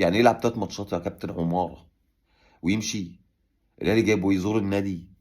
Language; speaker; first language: Arabic; native; Arabic